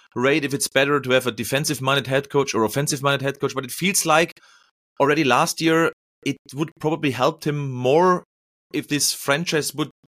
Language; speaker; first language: English; non-native, fluent; German